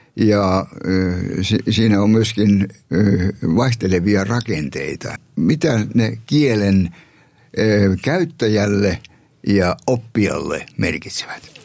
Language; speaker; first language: Finnish; native; Finnish